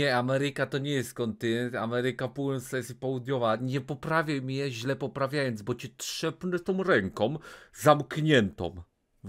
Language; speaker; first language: Polish; native; Polish